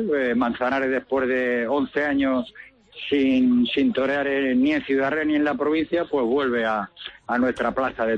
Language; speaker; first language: Spanish; native; Spanish